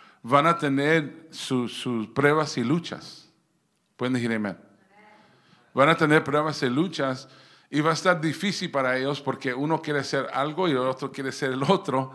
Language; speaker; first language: Spanish; early bilingual, heritage; Spanish